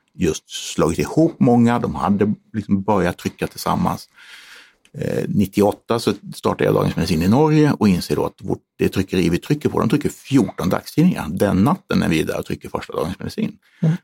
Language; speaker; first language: Swedish; native; Swedish